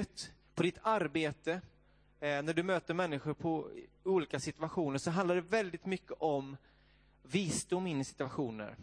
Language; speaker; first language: Swedish; native; Swedish